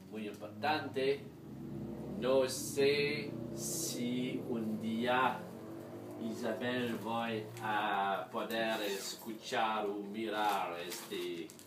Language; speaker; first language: Spanish; non-native, learner; French